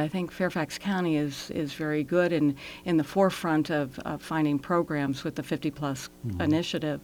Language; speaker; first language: English; native; English